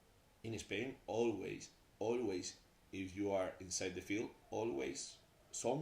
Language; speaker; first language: English; non-native, learner; Spanish